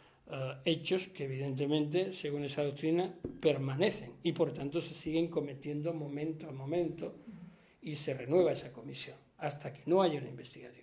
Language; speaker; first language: Spanish; native; Spanish